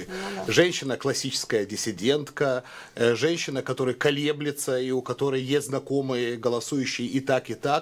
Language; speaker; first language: Russian; native; Russian